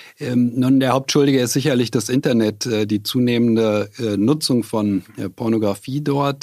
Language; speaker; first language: German; native; German